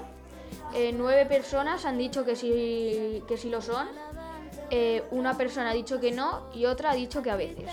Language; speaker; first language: Spanish; native; Spanish